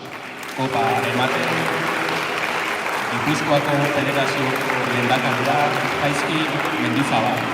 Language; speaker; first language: Basque; native; Basque